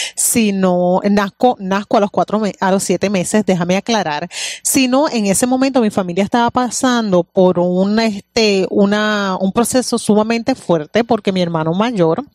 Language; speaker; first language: Spanish; native; Spanish